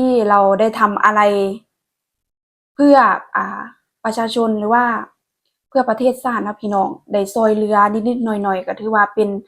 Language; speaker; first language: Thai; non-native, local second language; Lao